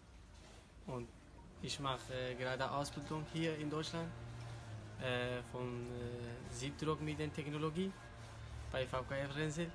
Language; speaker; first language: German; non-native, learner; Kurdish